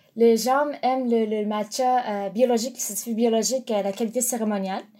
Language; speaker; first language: French; non-native, fluent; Japanese